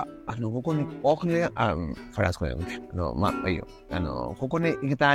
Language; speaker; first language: Japanese; non-native, learner; Spanish